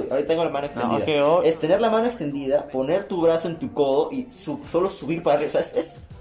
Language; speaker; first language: Spanish; native; Spanish